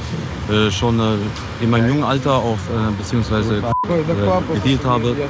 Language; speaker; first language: German; native; German